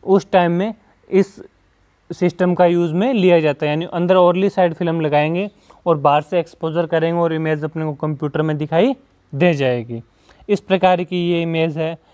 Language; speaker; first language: Hindi; native; Hindi